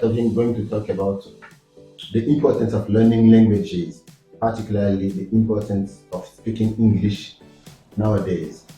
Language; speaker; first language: English; non-native, fluent; French